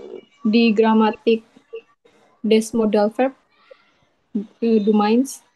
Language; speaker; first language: German; non-native, learner; Indonesian